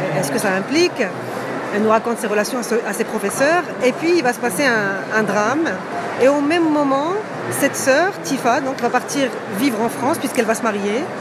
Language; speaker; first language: French; non-native, local second language; Arabic